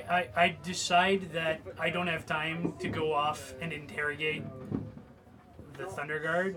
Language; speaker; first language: English; native; English